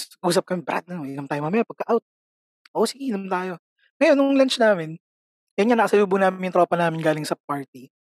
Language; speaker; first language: Filipino; native; Filipino